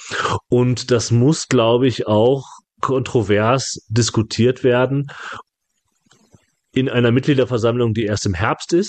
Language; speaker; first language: German; native; German